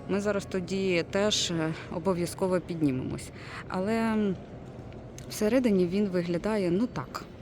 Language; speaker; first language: Ukrainian; non-native, local second language; Russian